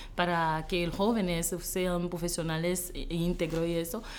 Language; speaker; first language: Spanish; non-native, fluent; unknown